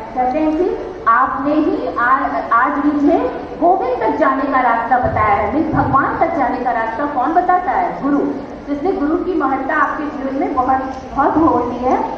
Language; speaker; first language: Hindi; native; Hindi